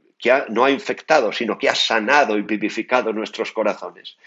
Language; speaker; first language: Spanish; native; Spanish